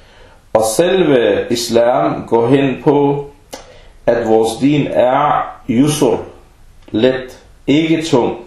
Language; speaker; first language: Danish; early bilingual, other home language; Arabic